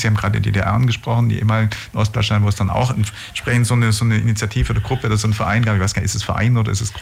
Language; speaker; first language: German; native; German